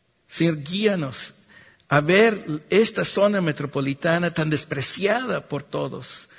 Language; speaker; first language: Spanish; early bilingual, heritage; Spanish